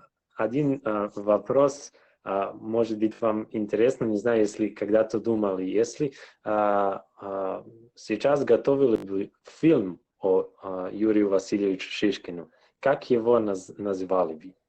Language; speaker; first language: Russian; non-native, local second language; Serbian